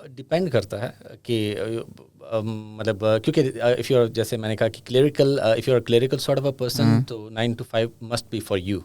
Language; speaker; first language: Urdu; non-native, local second language; Pashto